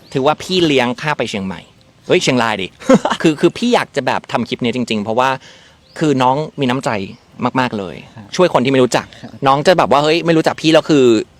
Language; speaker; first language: Thai; non-native, fluent; English